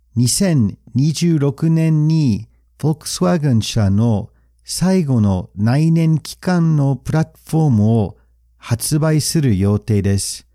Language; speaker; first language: Japanese; non-native, fluent; English